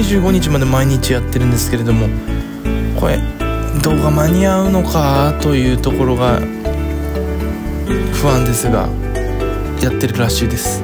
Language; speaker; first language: Japanese; native; Japanese